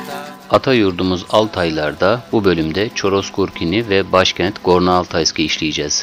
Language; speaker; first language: Turkish; native; Turkish